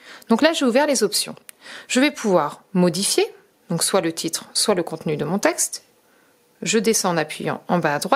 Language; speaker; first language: French; native; French